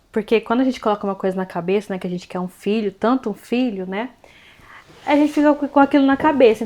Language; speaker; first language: Portuguese; native; Portuguese